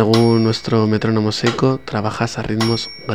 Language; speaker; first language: Spanish; native; Spanish